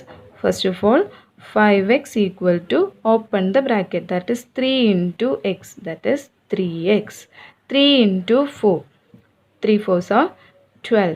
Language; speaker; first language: English; non-native, local second language; Malayalam